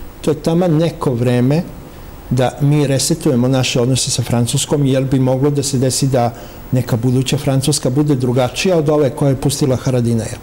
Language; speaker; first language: Serbian; native; Serbian